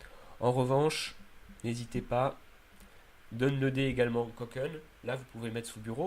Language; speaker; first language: French; native; French